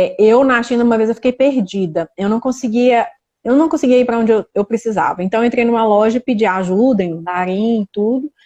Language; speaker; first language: Portuguese; native; Portuguese